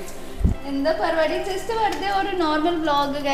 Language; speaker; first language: Malayalam; non-native, learner; Tamil